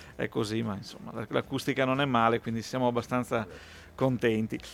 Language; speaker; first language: Italian; native; Italian